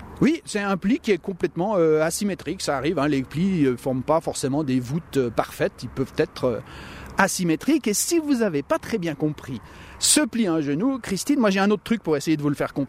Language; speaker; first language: French; native; French